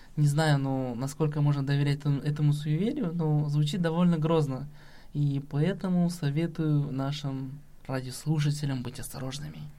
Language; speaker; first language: Russian; non-native, local second language; Kazakh